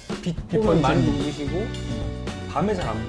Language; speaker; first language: Korean; native; Korean